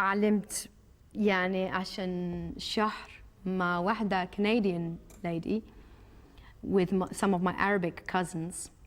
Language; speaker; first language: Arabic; early bilingual, heritage; Arabic